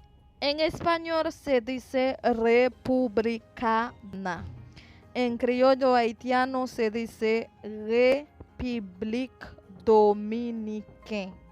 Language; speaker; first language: Spanish; non-native, fluent; Haitian Creole